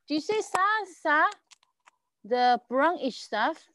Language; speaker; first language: French; non-native, learner; Chinese